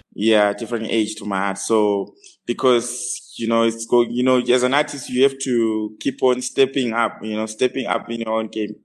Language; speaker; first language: English; non-native, local second language; North Ndebele